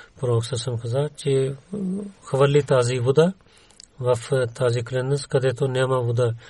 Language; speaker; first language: Bulgarian; non-native, learner; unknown